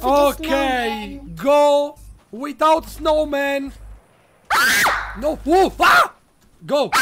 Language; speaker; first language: English; non-native, learner; Italian